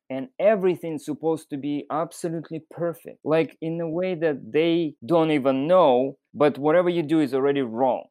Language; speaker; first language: English; non-native, fluent; Russian